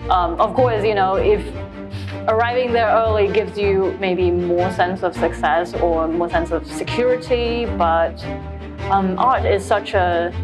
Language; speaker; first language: English; non-native, fluent; Chinese